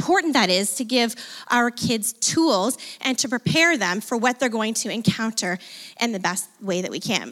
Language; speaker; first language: English; native; English